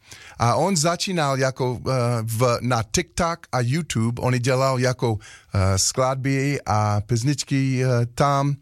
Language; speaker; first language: Czech; non-native, learner; English